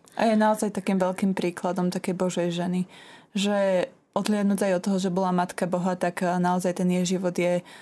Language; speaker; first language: Slovak; native; Slovak